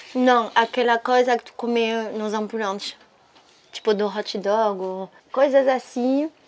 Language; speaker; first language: Portuguese; non-native, fluent; French